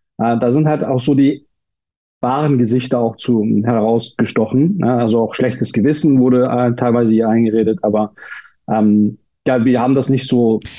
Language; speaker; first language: German; early bilingual, other home language; Turkish